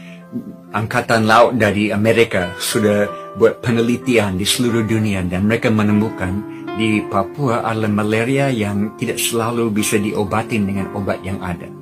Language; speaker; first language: Indonesian; non-native, fluent; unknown